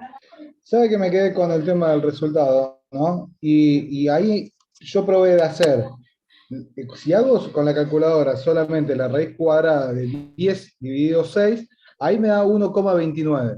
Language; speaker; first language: Spanish; native; Spanish